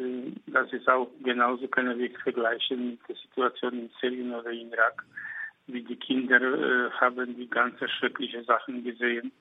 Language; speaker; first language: German; non-native, fluent; Polish